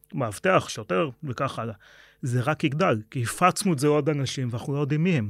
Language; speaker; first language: Hebrew; native; Hebrew